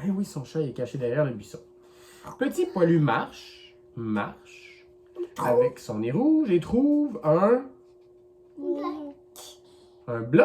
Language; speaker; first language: French; native; French